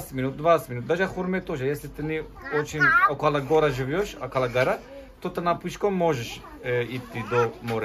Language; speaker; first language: Russian; non-native, learner; Turkish